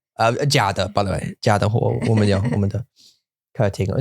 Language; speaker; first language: Chinese; non-native, learner; English